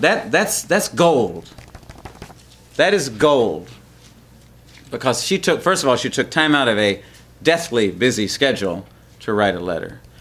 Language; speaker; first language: English; early bilingual, other home language; Spanish